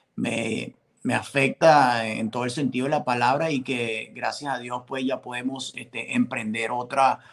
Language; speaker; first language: Spanish; native; Spanish